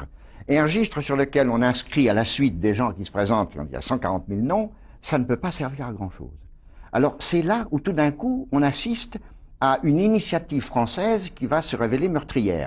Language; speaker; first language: French; native; French